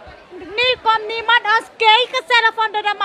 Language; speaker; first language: Dutch; non-native, local second language; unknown